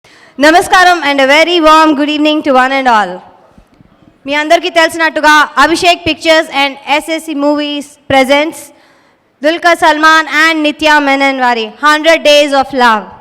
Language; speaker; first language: Telugu; native; Telugu